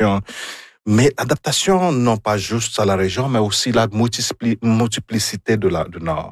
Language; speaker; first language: French; non-native, fluent; Igbo